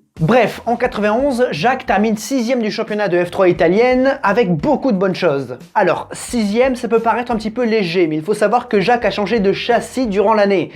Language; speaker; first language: French; native; French